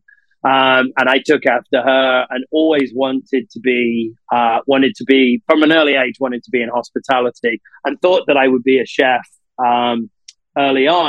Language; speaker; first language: English; native; English